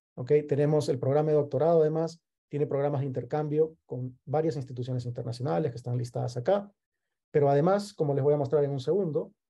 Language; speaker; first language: Spanish; native; Spanish